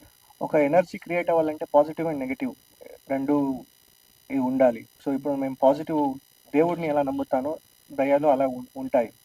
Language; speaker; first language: Telugu; native; Telugu